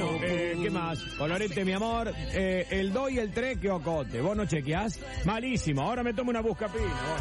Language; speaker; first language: Spanish; native; Spanish